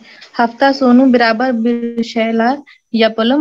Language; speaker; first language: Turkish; non-native, learner; Urdu